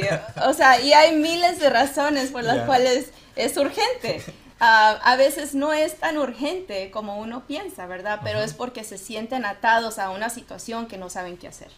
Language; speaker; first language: Spanish; native; Spanish